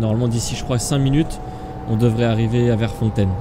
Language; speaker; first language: French; native; French